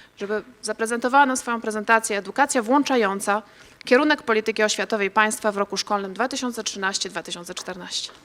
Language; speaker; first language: Polish; native; Polish